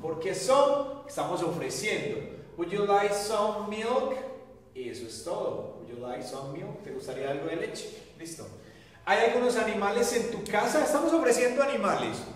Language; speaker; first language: Spanish; native; Spanish